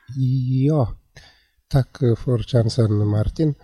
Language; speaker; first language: Swedish; non-native, learner; Tigrinya